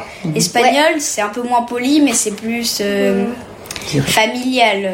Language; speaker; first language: French; early bilingual, heritage; French